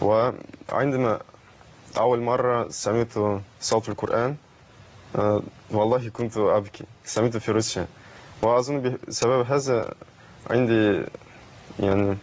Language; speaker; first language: Arabic; non-native, learner; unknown